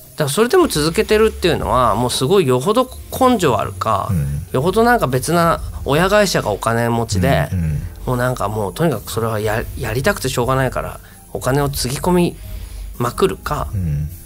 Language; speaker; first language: Japanese; native; Japanese